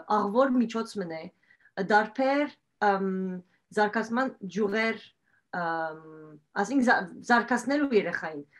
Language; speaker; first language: Armenian; early bilingual, heritage; Armenian